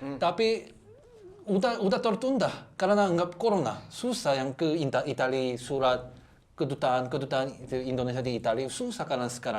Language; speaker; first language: Indonesian; non-native, learner; Korean